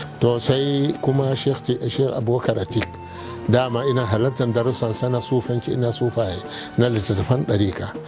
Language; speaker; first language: Hausa; non-native, local second language; Arabic